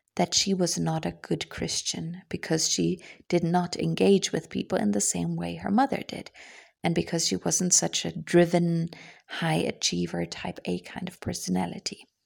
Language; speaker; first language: English; non-native, fluent; German